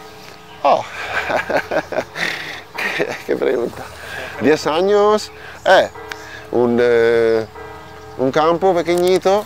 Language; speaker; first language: Spanish; non-native, learner; Italian